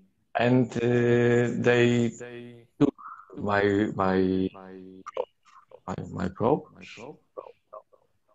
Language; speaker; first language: English; non-native, learner; Polish